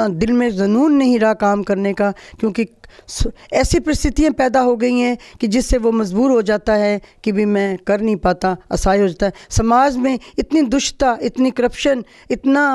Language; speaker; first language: Hindi; native; Hindi